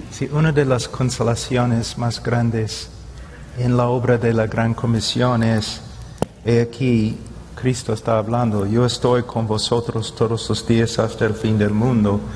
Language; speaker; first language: Spanish; non-native, fluent; English